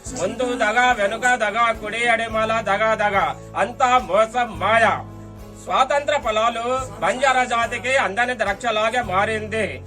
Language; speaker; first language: Telugu; non-native, local second language; Lambadi